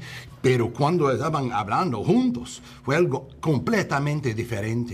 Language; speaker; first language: Spanish; non-native, learner; English